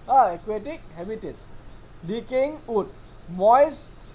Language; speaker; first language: English; non-native, local second language; Assamese